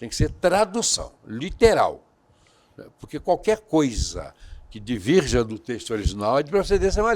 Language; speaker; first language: Portuguese; native; Portuguese